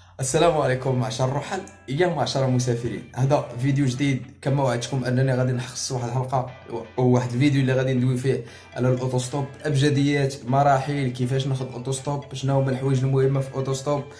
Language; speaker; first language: Arabic; native; Arabic